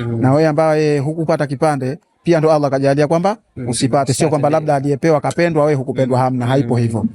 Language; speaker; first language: Swahili; native; Swahili